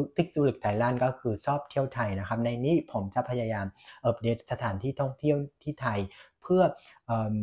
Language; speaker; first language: Thai; non-native, fluent; Vietnamese